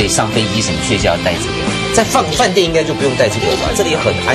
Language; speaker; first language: Chinese; native; Chinese